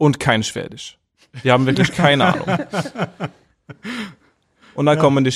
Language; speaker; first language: German; non-native, fluent; Norwegian